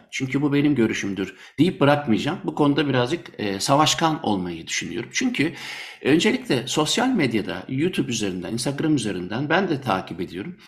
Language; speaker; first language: Turkish; native; Turkish